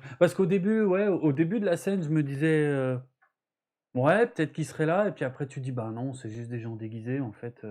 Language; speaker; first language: French; native; French